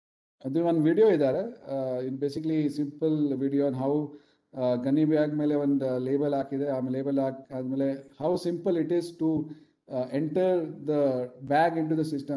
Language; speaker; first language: Kannada; non-native, local second language; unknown